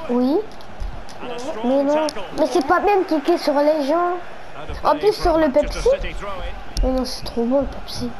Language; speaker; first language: French; native; French